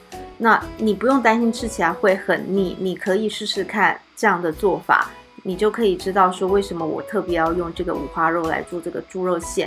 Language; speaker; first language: Chinese; native; Chinese